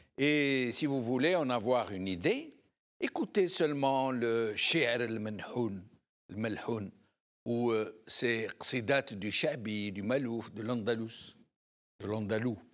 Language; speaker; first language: French; non-native, local second language; Arabic